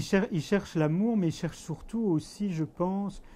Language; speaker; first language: French; native; French